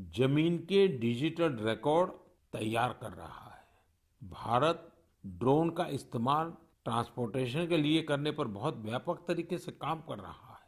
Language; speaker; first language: Hindi; non-native, local second language; Gujarati